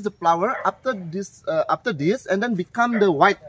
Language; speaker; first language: English; non-native, learner; Indonesian